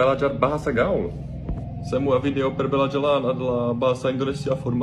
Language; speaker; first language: Indonesian; non-native, learner; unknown